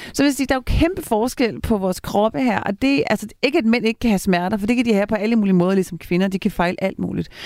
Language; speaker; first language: Danish; native; Danish